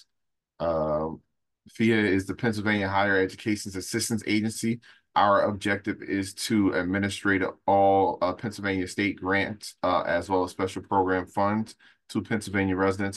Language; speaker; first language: English; native; English